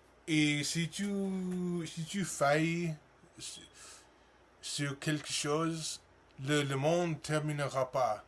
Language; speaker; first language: French; non-native, learner; English